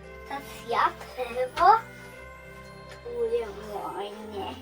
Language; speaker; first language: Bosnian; early bilingual, heritage; Serbian